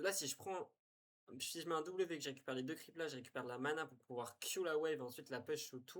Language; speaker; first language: French; native; French